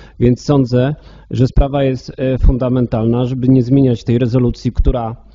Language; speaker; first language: Polish; native; Polish